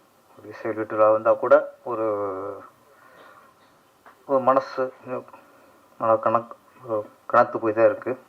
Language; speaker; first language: Tamil; native; Tamil